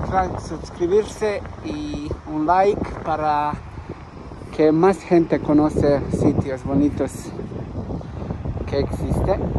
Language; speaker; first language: Spanish; non-native, learner; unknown